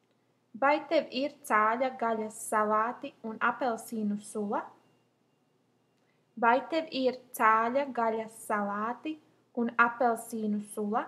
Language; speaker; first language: Latvian; native; Latvian